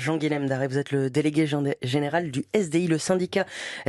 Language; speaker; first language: French; native; French